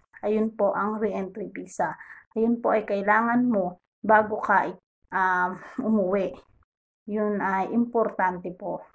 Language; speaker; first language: Filipino; native; Filipino